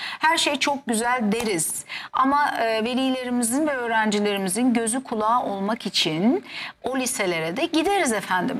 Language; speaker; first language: Turkish; native; Turkish